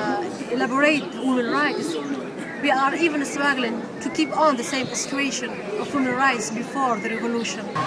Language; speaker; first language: English; non-native, fluent; Arabic